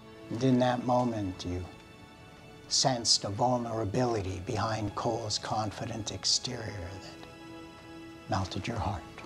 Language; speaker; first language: English; native; English